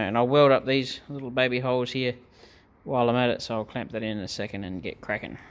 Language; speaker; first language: English; native; English